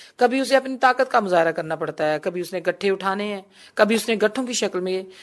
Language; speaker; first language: Urdu; non-native, local second language; Punjabi